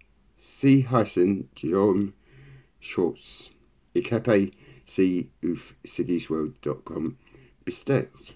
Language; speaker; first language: German; non-native, learner; English